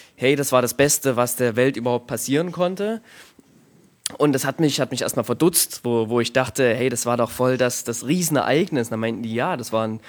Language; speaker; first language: German; native; German